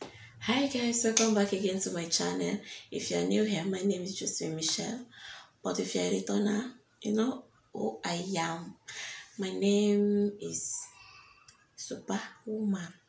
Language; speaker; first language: English; non-native, local second language; French